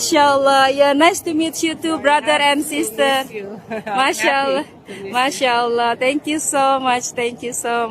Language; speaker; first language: English; non-native, fluent; Persian